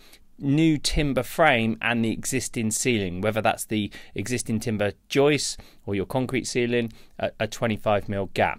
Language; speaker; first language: English; native; English